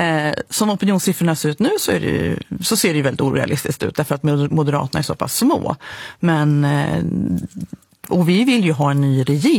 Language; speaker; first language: Swedish; native; Swedish